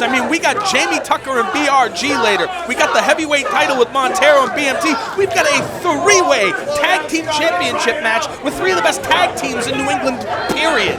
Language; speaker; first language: English; native; English